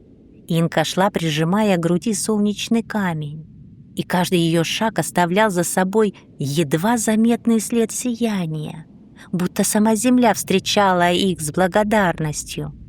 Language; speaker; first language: Russian; native; Russian